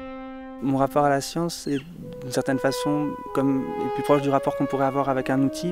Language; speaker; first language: French; native; French